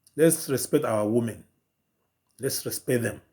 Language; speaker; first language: English; non-native, local second language; Yoruba